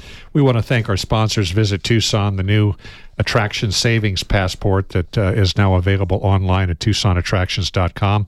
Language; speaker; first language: English; native; English